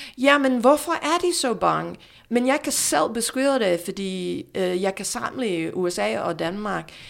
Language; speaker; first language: Danish; non-native, fluent; English